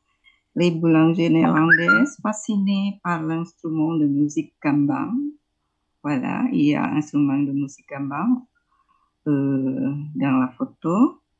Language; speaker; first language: French; non-native, fluent; Indonesian